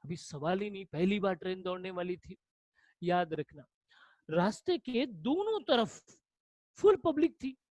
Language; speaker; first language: Hindi; non-native, local second language; Marathi